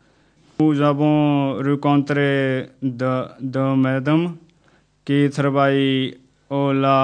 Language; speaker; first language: French; non-native, learner; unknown